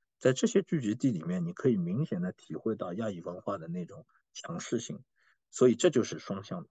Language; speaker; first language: Chinese; native; Chinese